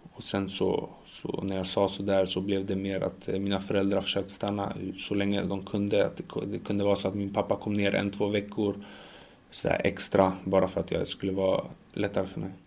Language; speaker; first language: Swedish; early bilingual, other home language; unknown